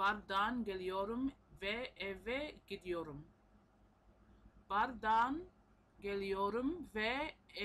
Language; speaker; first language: Turkish; non-native, learner; English